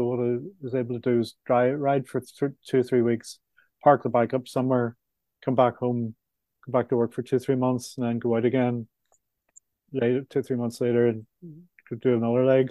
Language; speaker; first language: English; native; English